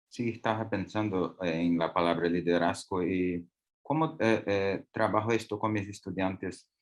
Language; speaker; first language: Spanish; non-native, learner; Portuguese